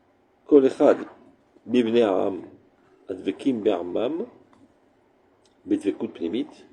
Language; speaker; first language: Hebrew; non-native, fluent; French